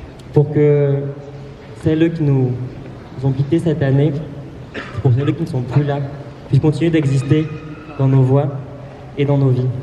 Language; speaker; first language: French; native; French